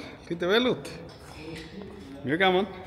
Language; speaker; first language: Icelandic; native; Icelandic